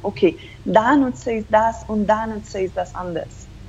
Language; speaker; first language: German; non-native, fluent; Spanish